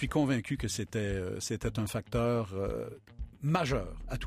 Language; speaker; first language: French; native; French